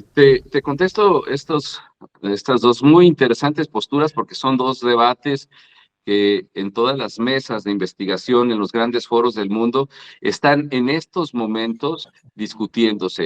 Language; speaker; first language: Spanish; native; Spanish